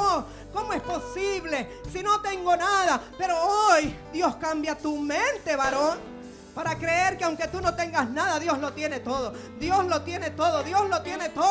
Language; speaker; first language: Spanish; native; Spanish